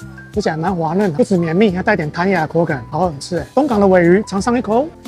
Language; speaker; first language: Chinese; native; Chinese